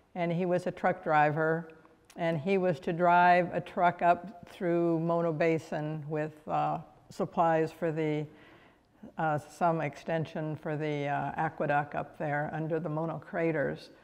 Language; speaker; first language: English; native; English